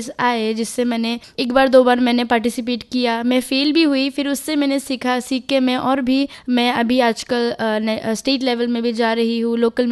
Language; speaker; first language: Hindi; non-native, local second language; Bangla